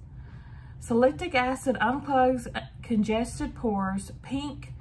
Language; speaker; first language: English; native; English